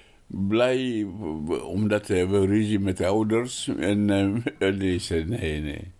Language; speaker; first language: Dutch; non-native, learner; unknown